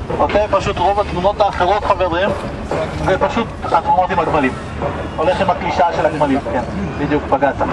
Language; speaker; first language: Hebrew; early bilingual, other home language; Russian